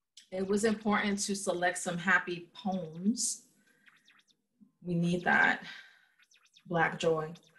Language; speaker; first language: English; early bilingual, other home language; Spanish